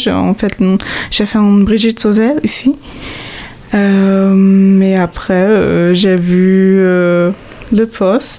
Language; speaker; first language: French; non-native, fluent; German